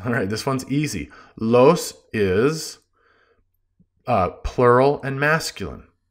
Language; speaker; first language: English; native; English